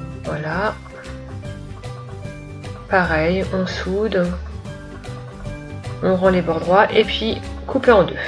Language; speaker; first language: French; native; French